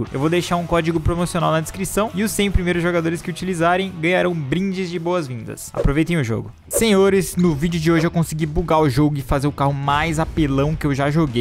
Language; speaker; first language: Portuguese; native; Portuguese